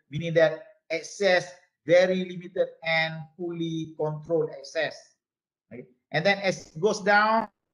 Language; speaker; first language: English; non-native, local second language; Malay